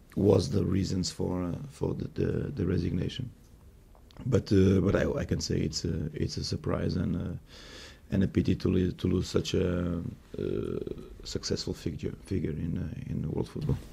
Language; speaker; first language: English; non-native, fluent; Portuguese